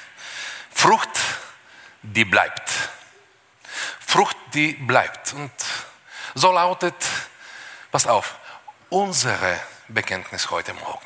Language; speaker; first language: German; non-native, fluent; Bulgarian